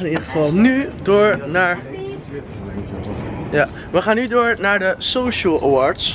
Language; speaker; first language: Dutch; native; Dutch